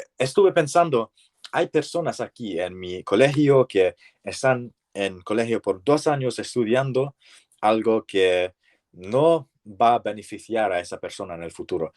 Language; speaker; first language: Spanish; non-native, learner; English